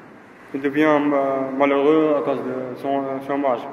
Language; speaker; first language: French; non-native, learner; Arabic